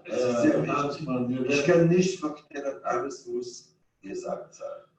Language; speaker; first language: German; non-native, fluent; French